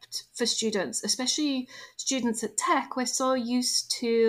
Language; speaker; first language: English; native; English